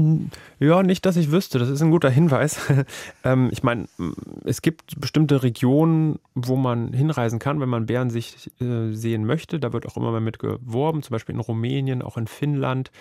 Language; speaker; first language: German; native; German